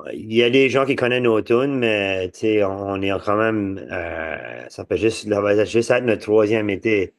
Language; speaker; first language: French; native; French